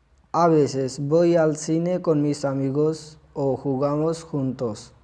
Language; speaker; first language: Spanish; non-native, fluent; Urdu